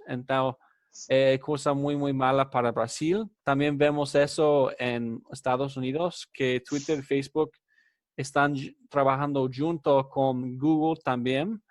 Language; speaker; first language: Spanish; non-native, fluent; English